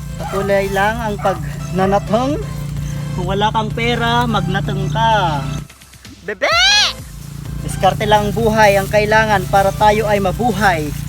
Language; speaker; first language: Filipino; non-native, local second language; Iloko